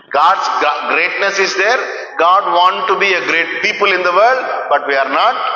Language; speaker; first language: English; non-native, local second language; Telugu